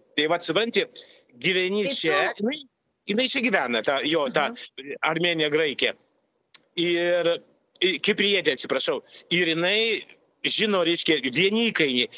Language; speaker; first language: Lithuanian; non-native, local second language; Russian